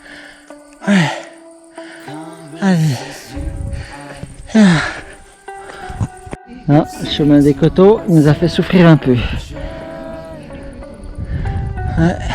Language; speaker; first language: French; native; French